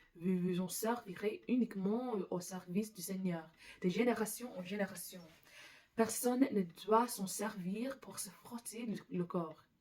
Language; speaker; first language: French; non-native, learner; English